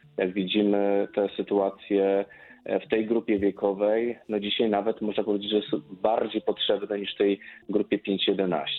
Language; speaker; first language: Polish; native; Polish